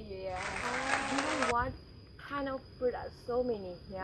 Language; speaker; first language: English; non-native, learner; Indonesian